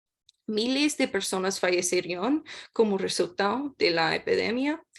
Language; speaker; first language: Spanish; non-native, learner; English